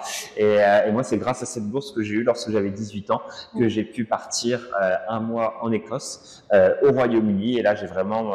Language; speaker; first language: French; native; French